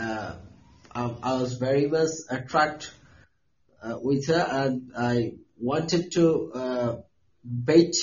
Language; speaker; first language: English; non-native, local second language; Bangla